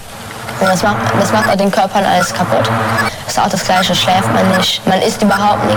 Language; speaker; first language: German; native; German